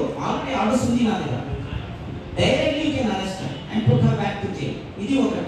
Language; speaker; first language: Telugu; non-native, local second language; Urdu